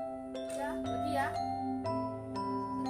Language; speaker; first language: Indonesian; non-native, local second language; Javanese